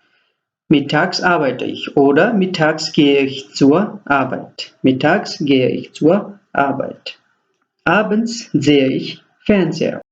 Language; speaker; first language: German; non-native, fluent; Nepali